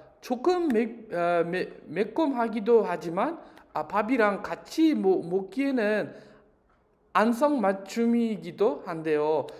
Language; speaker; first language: Korean; non-native, fluent; Uzbek